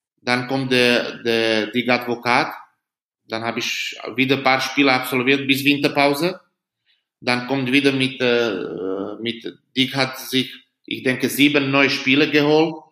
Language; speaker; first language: German; non-native, learner; Slovak